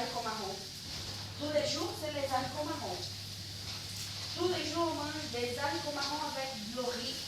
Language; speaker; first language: French; non-native, learner; Portuguese